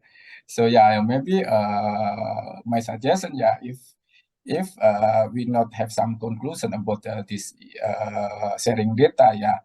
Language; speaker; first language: English; non-native, learner; Indonesian